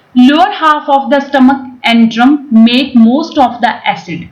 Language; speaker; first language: English; non-native, local second language; Punjabi